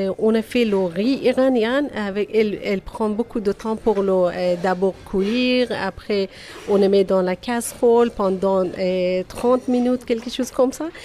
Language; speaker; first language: French; non-native, learner; Persian